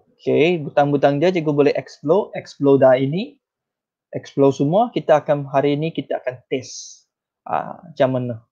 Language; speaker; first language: Malay; non-native, local second language; Chinese